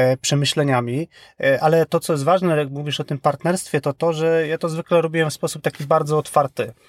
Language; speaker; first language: Polish; native; Polish